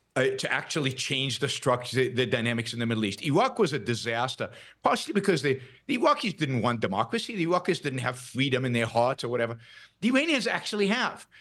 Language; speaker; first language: English; non-native, fluent; Hebrew